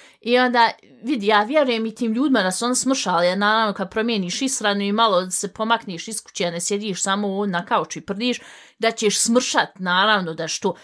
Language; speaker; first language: Bosnian; early bilingual, heritage; Bosnian